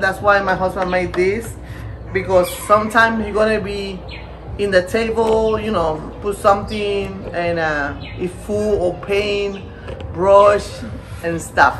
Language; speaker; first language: English; non-native, learner; Spanish